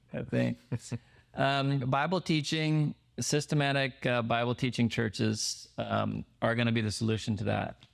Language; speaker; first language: English; native; English